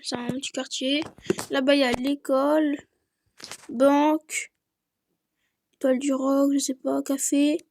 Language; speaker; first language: French; native; French